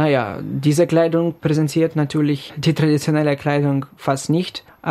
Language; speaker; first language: German; non-native, fluent; Ukrainian